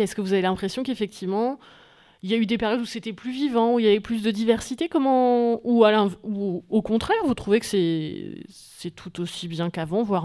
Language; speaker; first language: French; native; French